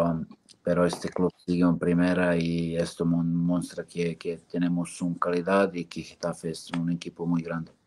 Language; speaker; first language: Spanish; non-native, fluent; Serbian